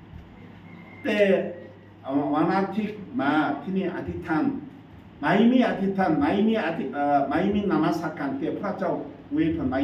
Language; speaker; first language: Thai; non-native, learner; Korean